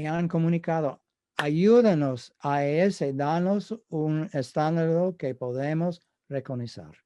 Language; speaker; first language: Spanish; non-native, fluent; English